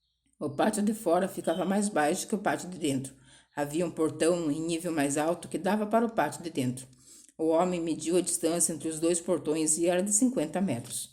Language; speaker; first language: Portuguese; native; Portuguese